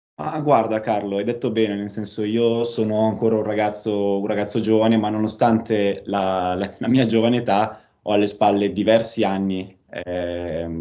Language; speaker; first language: Italian; native; Italian